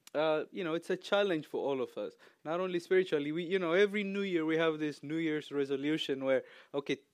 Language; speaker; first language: English; non-native, fluent; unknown